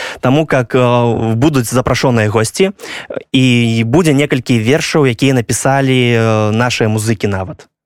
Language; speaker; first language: Belarusian; non-native, local second language; Russian